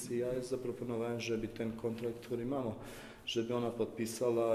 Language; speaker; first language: Polish; non-native, fluent; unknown